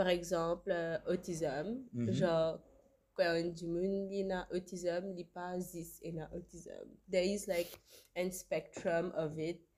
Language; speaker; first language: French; non-native, local second language; Morisyen